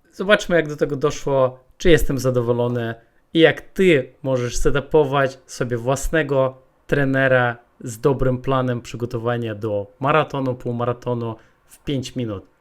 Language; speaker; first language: Polish; native; Polish